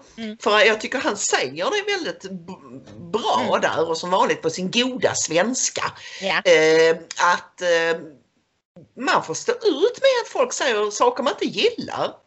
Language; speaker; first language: Swedish; native; Swedish